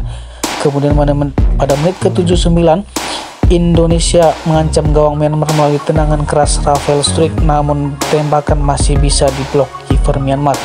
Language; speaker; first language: Indonesian; native; Indonesian